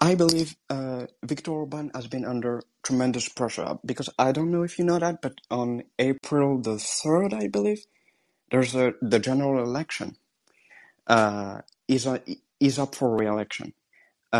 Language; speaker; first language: English; non-native, fluent; French